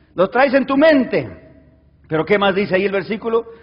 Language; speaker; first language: Spanish; early bilingual, heritage; Spanish